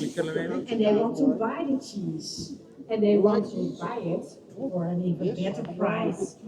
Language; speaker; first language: English; non-native, fluent; Dutch